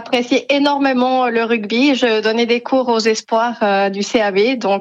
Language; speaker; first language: French; non-native, fluent; Spanish